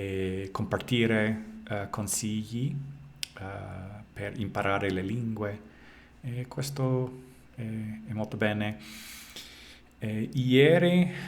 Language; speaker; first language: Italian; non-native, learner; English